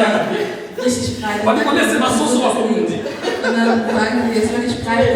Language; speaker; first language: German; non-native, fluent; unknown